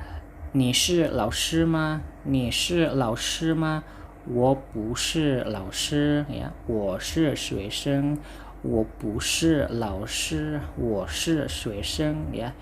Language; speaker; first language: Chinese; non-native, fluent; Indonesian